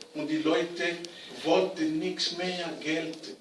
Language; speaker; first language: German; non-native, learner; Romanian